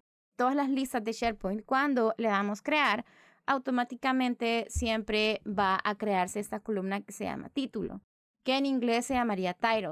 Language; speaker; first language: Spanish; native; Spanish